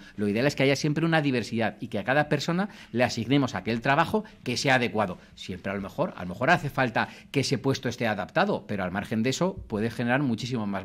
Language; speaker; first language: Spanish; native; Spanish